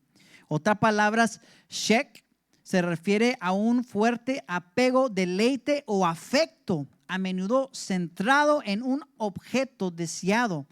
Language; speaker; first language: Spanish; early bilingual, heritage; English